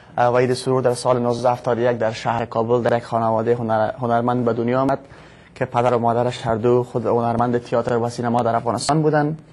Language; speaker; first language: Persian; native; Persian